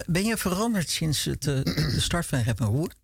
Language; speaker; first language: Dutch; native; Dutch